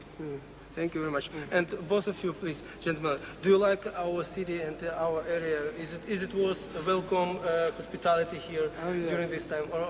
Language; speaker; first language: English; non-native, fluent; Russian